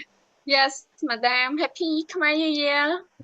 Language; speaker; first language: English; non-native, learner; Khmer